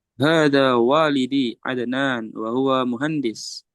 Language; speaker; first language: Arabic; non-native, learner; Indonesian